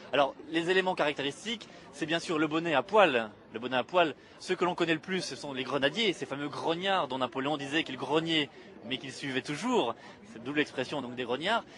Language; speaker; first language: French; native; French